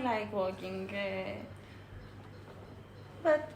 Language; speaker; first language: English; non-native, learner; Greek